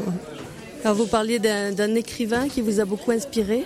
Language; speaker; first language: French; native; French